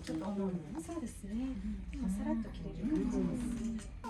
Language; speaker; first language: Japanese; native; Japanese